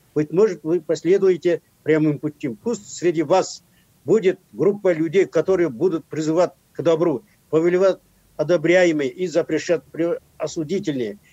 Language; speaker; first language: Russian; non-native, local second language; Kazakh